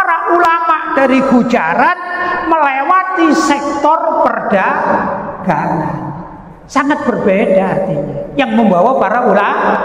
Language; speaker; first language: Indonesian; native; Indonesian